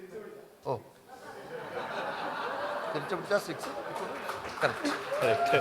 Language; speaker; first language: Malayalam; non-native, local second language; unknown